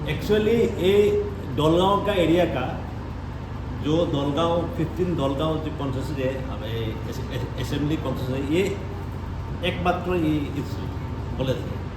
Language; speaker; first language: Hindi; non-native, local second language; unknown